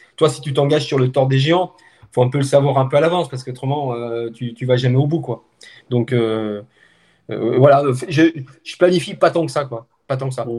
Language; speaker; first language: French; native; French